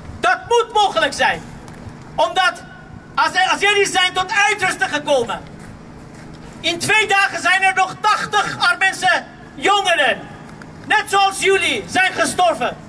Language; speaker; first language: Dutch; non-native, fluent; Armenian